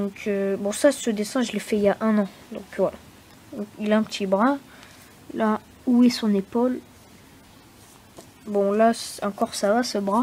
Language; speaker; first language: French; native; French